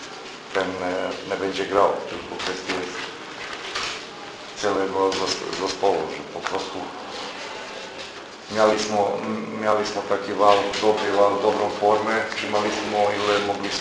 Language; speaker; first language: Polish; non-native, learner; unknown